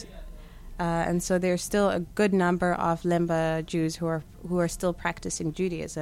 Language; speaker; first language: English; non-native, local second language; Shona